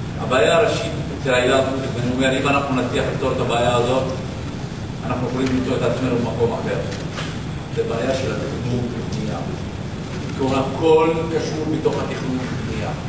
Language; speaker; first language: Hebrew; non-native, local second language; Arabic